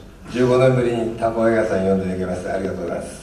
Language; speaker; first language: Japanese; native; Japanese